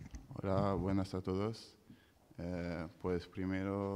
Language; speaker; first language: Spanish; non-native, fluent; French